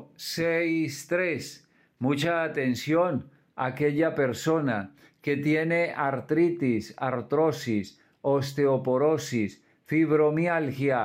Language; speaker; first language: Spanish; native; Spanish